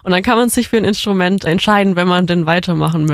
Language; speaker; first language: German; native; German